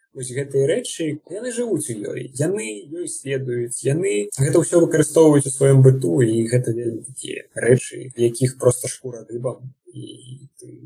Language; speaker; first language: Belarusian; non-native, local second language; Russian